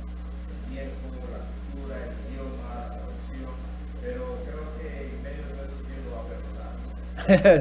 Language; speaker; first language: Spanish; native; Spanish